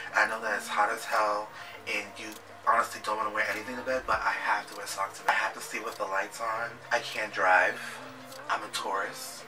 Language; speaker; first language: English; native; English